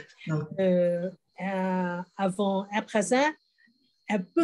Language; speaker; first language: French; non-native, fluent; Thai